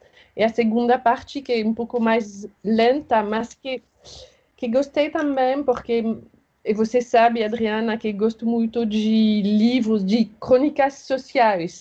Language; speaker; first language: Portuguese; non-native, fluent; French